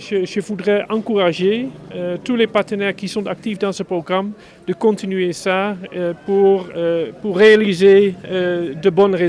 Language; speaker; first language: French; non-native, fluent; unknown